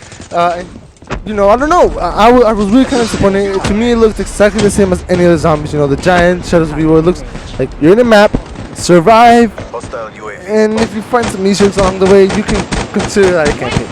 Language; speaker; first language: English; native; English